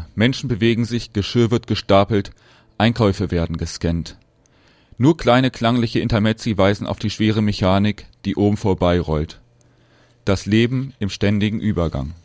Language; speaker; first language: German; native; German